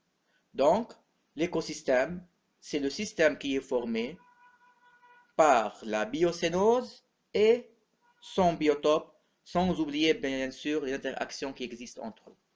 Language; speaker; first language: French; non-native, local second language; Arabic